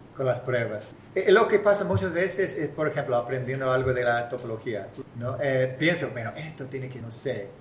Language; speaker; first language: Spanish; non-native, fluent; English